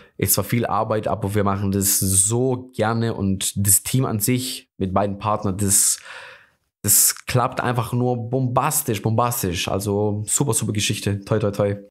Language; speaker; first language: German; non-native, fluent; Greek